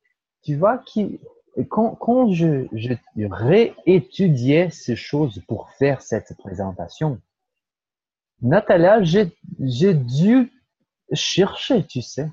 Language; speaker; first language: French; non-native, fluent; Portuguese